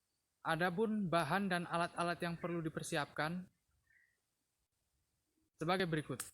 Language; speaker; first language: Indonesian; native; Indonesian